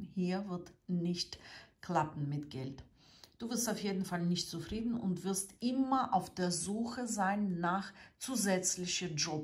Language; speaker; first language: German; non-native, fluent; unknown